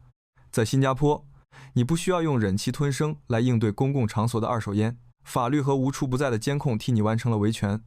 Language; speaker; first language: Chinese; native; Chinese